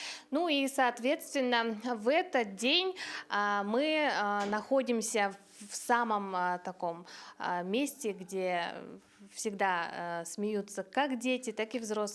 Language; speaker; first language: Russian; native; Russian